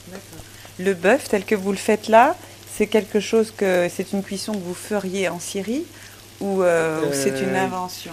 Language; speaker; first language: French; native; French